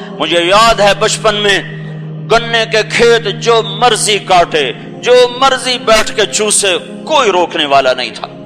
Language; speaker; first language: Urdu; non-native, local second language; Punjabi